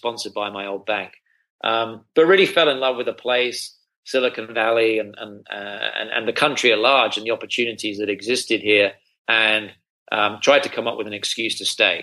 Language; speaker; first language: English; native; English